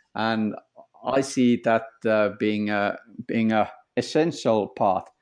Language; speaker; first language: English; non-native, fluent; Finnish